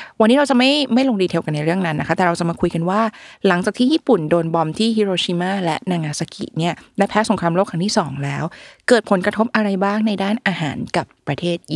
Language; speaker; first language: Thai; native; Thai